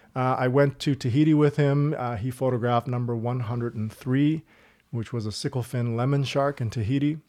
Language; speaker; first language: English; native; English